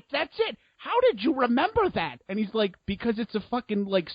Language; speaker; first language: English; native; English